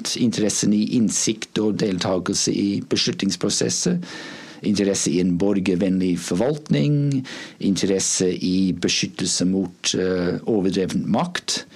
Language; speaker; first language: Norwegian; non-native, fluent; English